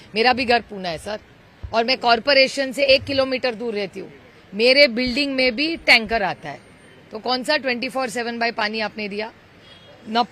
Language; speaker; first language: Hindi; non-native, local second language; Marathi